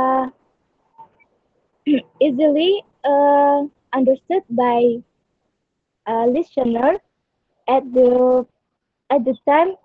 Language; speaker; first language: English; non-native, learner; Indonesian